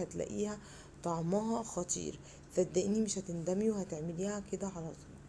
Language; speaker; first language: Arabic; native; Arabic